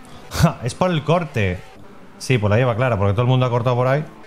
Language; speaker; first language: Spanish; native; Spanish